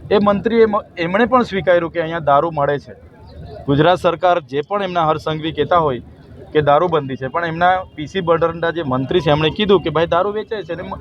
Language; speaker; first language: Gujarati; non-native, local second language; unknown